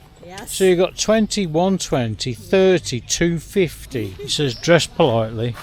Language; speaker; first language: English; native; English